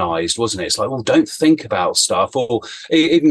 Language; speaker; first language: English; native; English